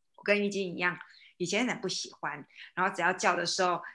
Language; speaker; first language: Chinese; native; Chinese